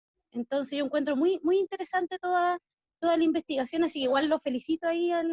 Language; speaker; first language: Spanish; native; Spanish